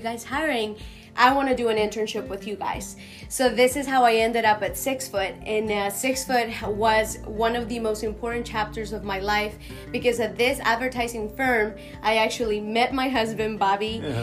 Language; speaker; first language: English; non-native, fluent; Spanish